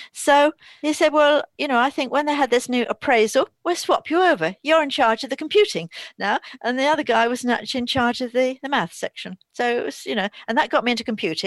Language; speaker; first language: English; native; English